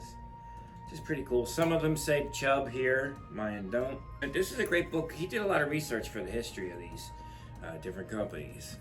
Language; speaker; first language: English; native; English